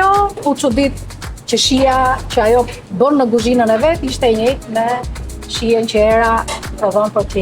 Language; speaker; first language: Albanian; native; Albanian